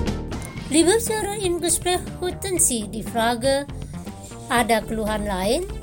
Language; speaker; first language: German; non-native, fluent; Indonesian